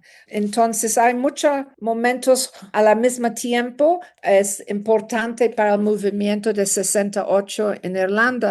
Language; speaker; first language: Spanish; non-native, learner; English